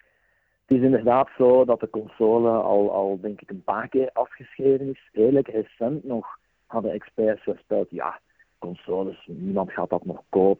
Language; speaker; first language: Dutch; native; Dutch